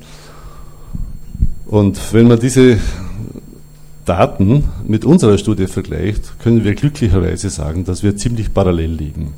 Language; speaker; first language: German; native; German